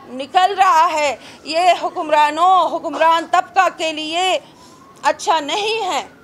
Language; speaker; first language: Urdu; non-native, fluent; Arabic